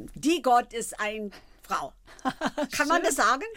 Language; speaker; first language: German; non-native, fluent; English